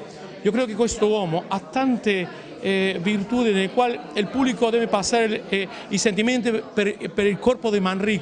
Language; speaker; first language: Italian; non-native, fluent; Spanish